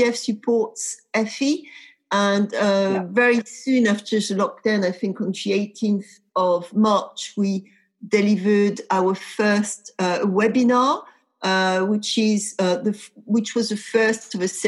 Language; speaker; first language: English; non-native, fluent; French